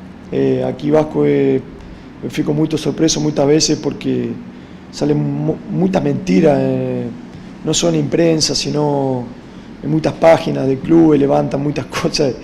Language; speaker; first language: Portuguese; non-native, fluent; Spanish